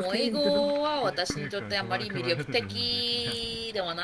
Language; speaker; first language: Japanese; non-native, learner; Spanish